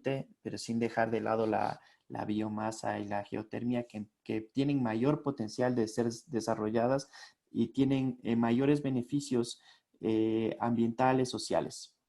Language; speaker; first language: Spanish; native; Spanish